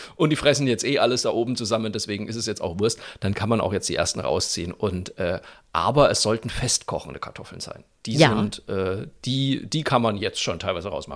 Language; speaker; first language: German; native; German